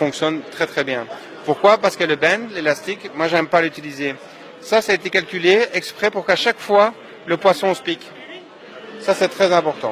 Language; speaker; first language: French; native; French